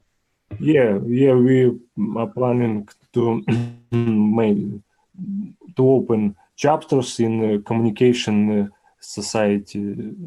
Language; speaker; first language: English; non-native, learner; Ukrainian